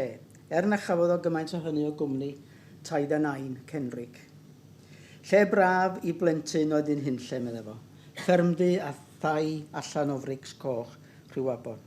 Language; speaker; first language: Welsh; native; Welsh